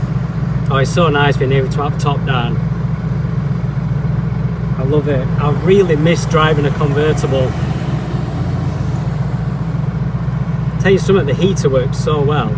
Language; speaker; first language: English; native; English